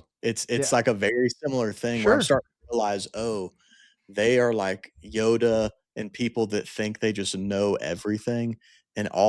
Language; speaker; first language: English; native; English